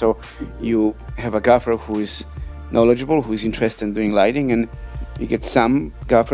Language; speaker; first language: English; non-native, fluent; Polish